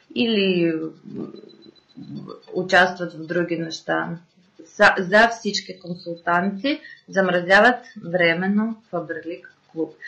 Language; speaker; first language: Bulgarian; non-native, fluent; Russian